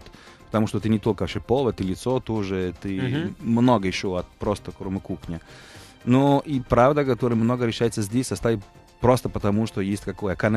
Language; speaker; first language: Russian; non-native, fluent; Italian